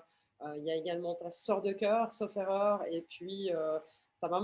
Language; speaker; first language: French; native; French